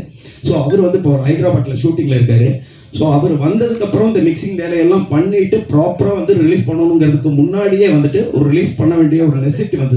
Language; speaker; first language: Tamil; native; Tamil